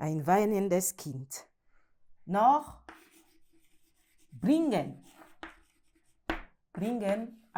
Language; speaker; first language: German; non-native, learner; French